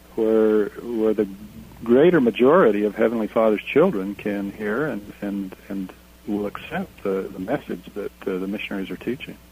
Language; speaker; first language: English; native; English